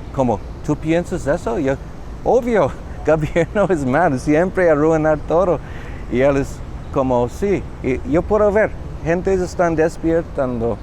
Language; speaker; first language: Spanish; non-native, learner; English